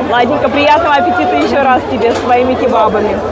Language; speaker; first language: Russian; native; Russian